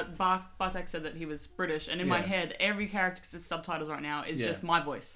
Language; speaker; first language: English; native; English